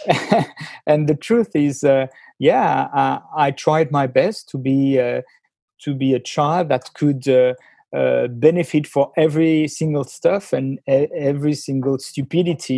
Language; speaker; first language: English; non-native, fluent; French